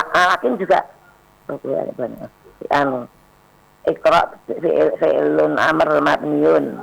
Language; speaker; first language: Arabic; non-native, learner; Indonesian